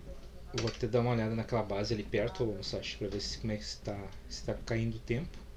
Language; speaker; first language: Portuguese; native; Portuguese